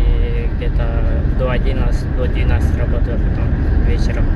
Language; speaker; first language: Russian; non-native, learner; Kyrgyz